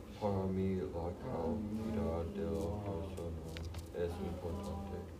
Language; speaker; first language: Spanish; non-native, learner; English